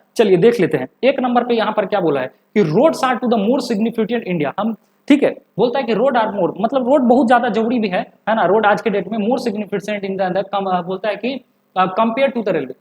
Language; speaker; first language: Hindi; native; Hindi